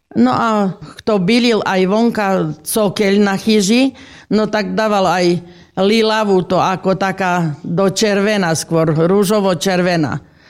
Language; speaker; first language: Slovak; native; Slovak